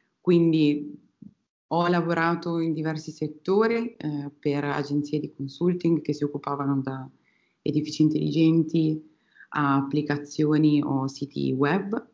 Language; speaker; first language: Italian; native; Italian